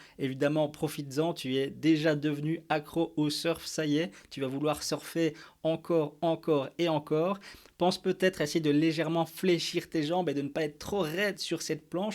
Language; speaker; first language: French; native; French